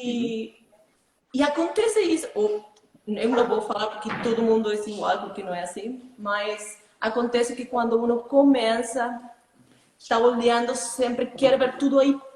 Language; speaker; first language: Portuguese; non-native, fluent; Spanish